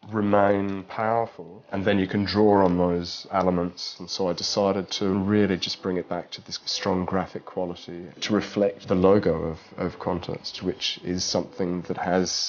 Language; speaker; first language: English; native; English